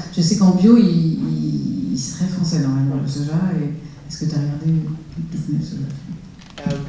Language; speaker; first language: French; native; French